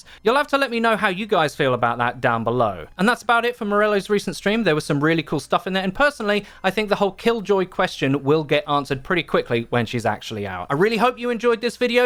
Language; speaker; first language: English; native; English